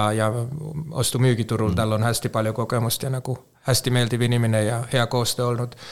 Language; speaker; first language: Estonian; non-native, fluent; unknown